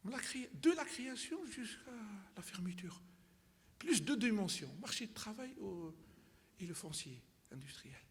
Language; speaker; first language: French; non-native, local second language; Arabic